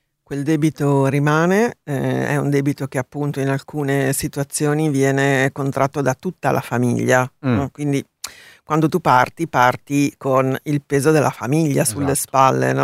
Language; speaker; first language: Italian; native; Italian